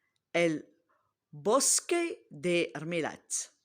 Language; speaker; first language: Spanish; non-native, fluent; Arabic